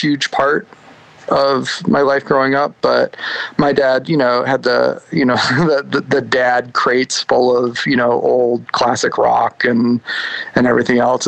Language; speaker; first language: English; native; English